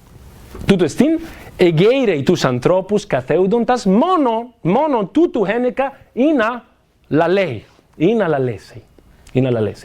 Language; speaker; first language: Greek; non-native, fluent; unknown